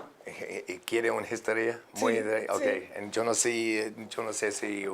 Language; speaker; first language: Spanish; non-native, learner; English